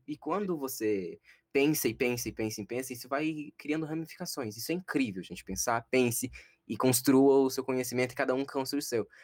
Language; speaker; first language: Portuguese; native; Portuguese